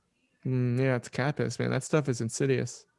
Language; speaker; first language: English; native; English